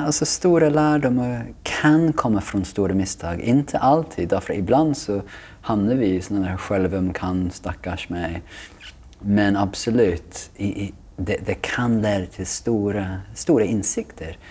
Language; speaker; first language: Swedish; non-native, fluent; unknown